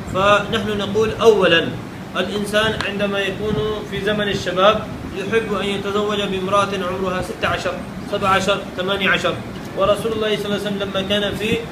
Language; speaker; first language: Arabic; non-native, fluent; Urdu